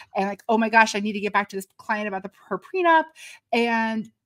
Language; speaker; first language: English; native; English